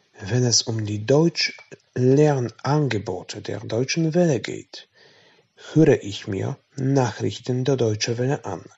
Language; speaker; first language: German; non-native, fluent; Polish